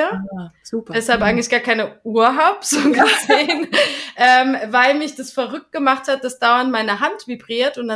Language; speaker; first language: German; native; German